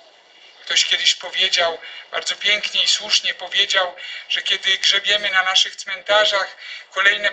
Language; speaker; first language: Polish; native; Polish